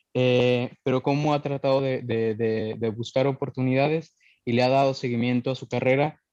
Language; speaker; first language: Spanish; native; Spanish